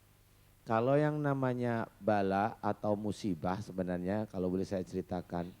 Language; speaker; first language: Indonesian; native; Indonesian